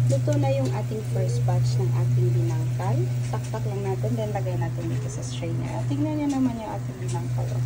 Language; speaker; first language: Filipino; non-native, local second language; Cebuano